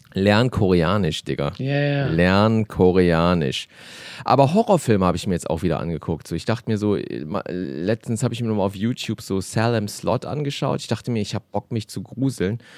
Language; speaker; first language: German; native; German